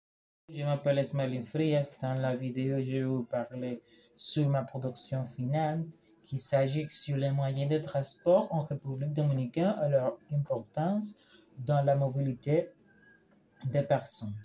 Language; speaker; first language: French; non-native, learner; Spanish